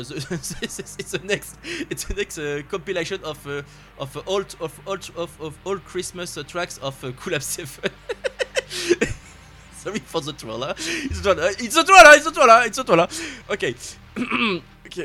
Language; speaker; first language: English; non-native, learner; French